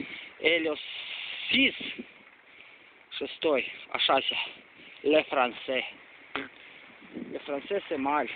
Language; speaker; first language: French; non-native, learner; Romanian